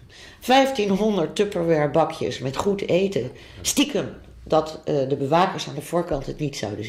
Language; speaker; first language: Dutch; native; Dutch